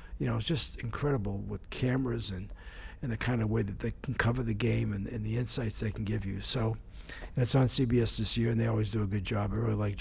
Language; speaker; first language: English; native; English